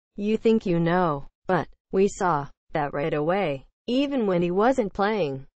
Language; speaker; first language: English; native; English